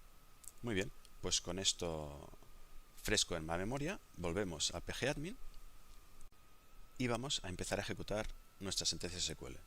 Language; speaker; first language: Spanish; native; Spanish